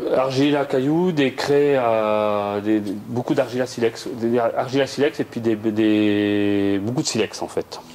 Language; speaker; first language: French; native; French